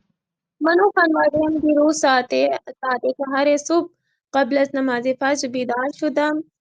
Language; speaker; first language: Persian; non-native, learner; Urdu